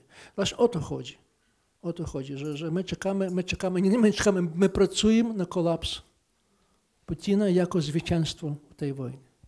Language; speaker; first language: Polish; non-native, fluent; Ukrainian